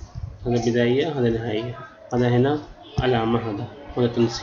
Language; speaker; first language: Arabic; non-native, learner; Urdu